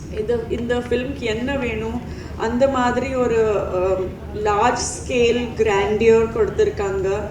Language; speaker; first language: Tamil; non-native, fluent; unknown